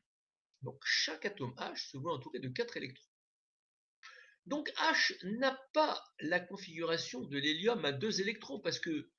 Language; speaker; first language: French; native; French